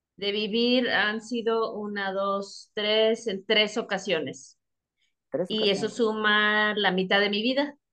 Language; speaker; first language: Spanish; early bilingual, heritage; Spanish